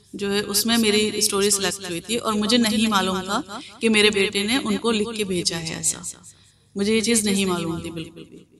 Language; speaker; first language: Hindi; native; Hindi